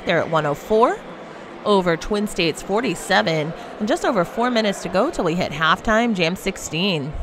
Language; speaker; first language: English; native; English